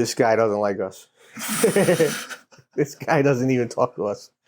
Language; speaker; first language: English; native; English